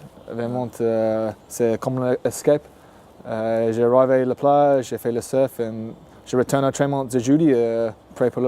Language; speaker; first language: French; non-native, learner; English